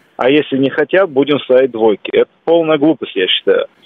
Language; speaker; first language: Russian; non-native, local second language; Kumyk